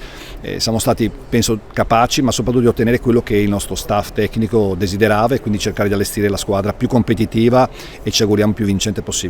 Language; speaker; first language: Italian; native; Italian